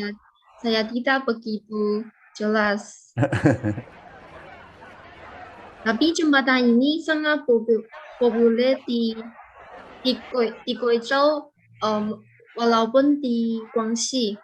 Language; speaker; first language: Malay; non-native, fluent; Chinese